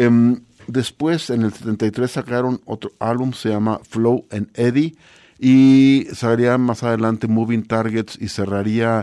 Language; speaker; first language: Spanish; native; Spanish